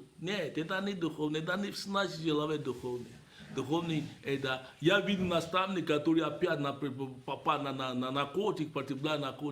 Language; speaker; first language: Russian; non-native, fluent; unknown